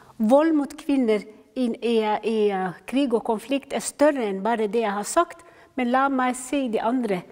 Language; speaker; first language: Norwegian; non-native, fluent; Somali